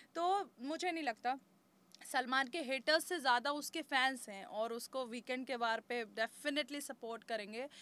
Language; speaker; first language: Hindi; native; Hindi